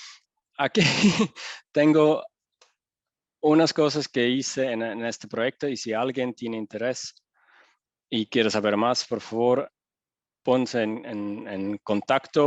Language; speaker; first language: Spanish; non-native, fluent; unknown